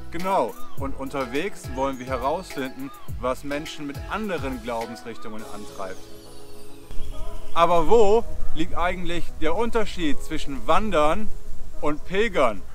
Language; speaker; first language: German; native; German